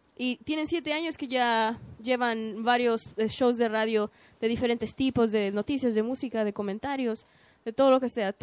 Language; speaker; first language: Spanish; early bilingual, heritage; Spanish